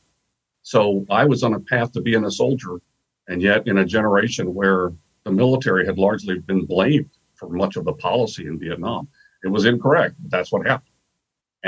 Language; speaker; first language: English; native; English